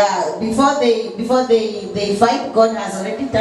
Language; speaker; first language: English; non-native, fluent; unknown